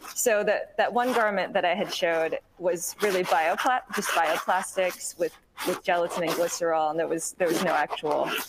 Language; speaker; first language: English; native; English